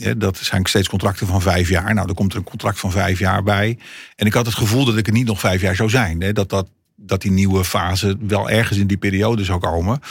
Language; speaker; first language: Dutch; non-native, fluent; Portuguese